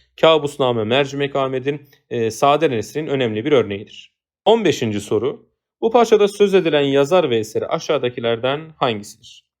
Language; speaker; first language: Turkish; native; Turkish